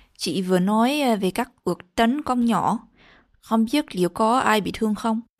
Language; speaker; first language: Vietnamese; early bilingual, heritage; Vietnamese